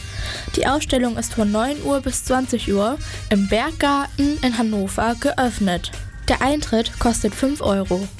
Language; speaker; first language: German; native; German